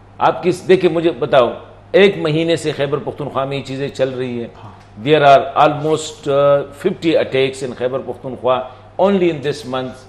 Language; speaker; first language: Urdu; non-native, local second language; Pashto